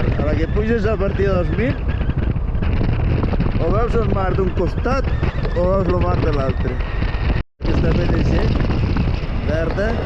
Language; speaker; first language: Catalan; native; Catalan